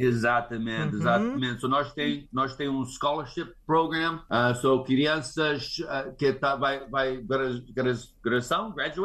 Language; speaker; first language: Portuguese; early bilingual, heritage; English